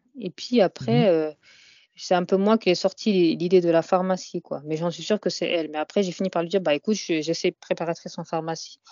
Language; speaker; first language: French; native; French